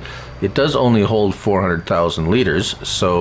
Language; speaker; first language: English; native; English